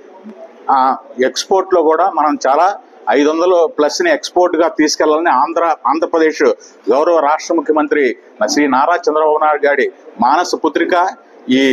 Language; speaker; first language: Telugu; native; Telugu